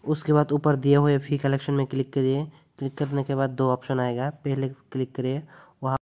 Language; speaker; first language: Hindi; non-native, local second language; Bangla